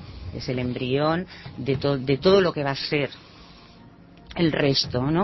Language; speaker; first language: Spanish; early bilingual, heritage; Spanish